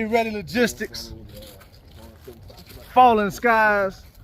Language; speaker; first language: English; native; English